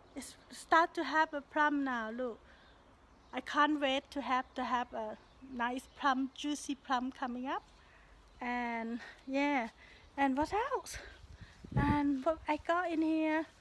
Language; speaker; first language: English; non-native, learner; Thai